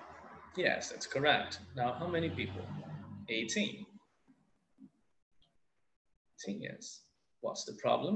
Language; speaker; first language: English; non-native, fluent; Portuguese